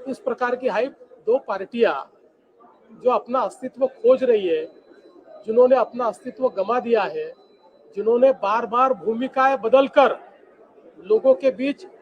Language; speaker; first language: Hindi; non-native, local second language; Marathi